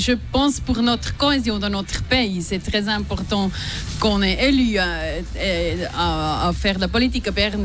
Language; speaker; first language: French; non-native, local second language; Swiss German